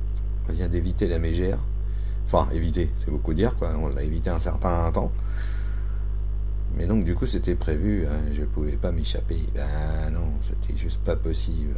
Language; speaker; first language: French; native; French